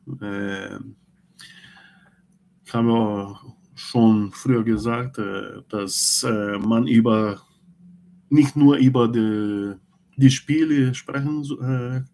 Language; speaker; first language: German; non-native, learner; Portuguese